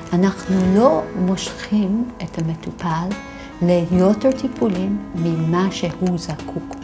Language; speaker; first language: Hebrew; non-native, fluent; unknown